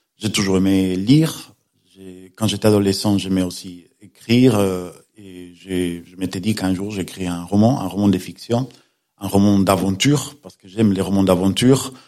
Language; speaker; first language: French; non-native, fluent; Spanish